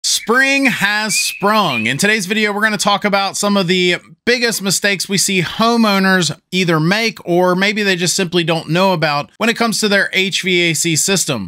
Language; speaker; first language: English; native; English